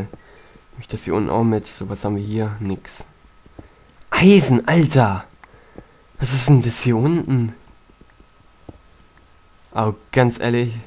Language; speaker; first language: German; native; German